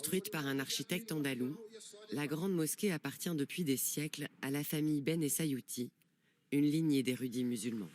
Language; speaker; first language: French; native; French